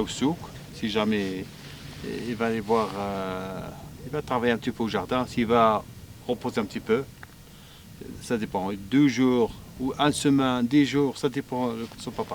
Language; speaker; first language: French; non-native, learner; Arabic